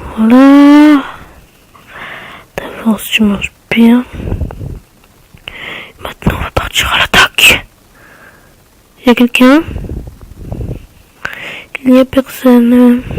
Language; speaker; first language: French; native; French